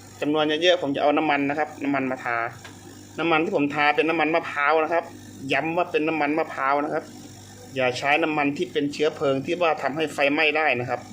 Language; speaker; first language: Thai; native; Thai